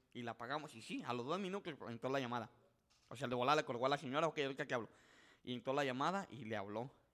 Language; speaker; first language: Spanish; early bilingual, heritage; Spanish